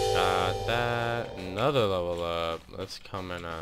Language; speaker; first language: English; native; English